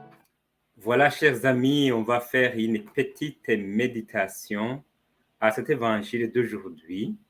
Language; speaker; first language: French; non-native, fluent; Spanish